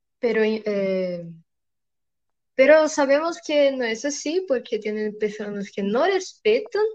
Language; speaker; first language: Spanish; non-native, learner; Portuguese